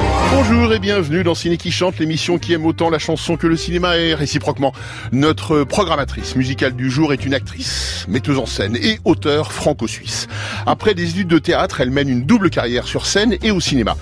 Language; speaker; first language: French; native; French